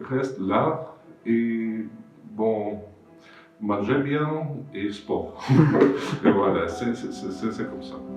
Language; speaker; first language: French; non-native, fluent; Russian